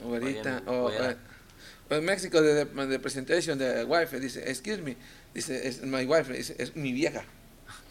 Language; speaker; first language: English; non-native, learner; Spanish